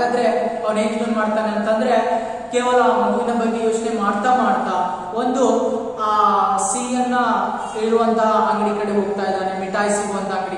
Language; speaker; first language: Kannada; native; Kannada